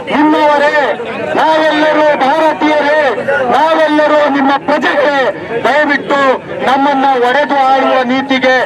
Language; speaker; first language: Kannada; non-native, local second language; Urdu